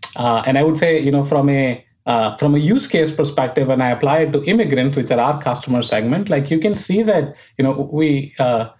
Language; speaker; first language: English; non-native, local second language; Hindi